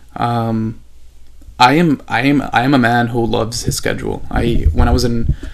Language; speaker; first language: English; non-native, fluent; Arabic